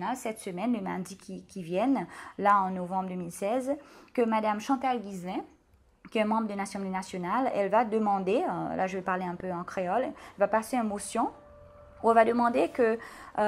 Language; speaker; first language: French; non-native, local second language; Seselwa Creole French